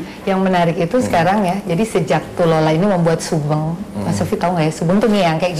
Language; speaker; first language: Indonesian; native; Indonesian